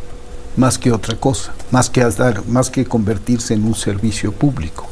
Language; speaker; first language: Spanish; native; Spanish